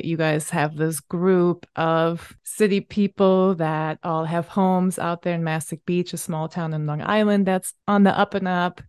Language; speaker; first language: English; non-native, fluent; German